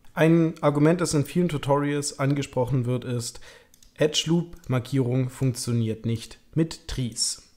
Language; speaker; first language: German; native; German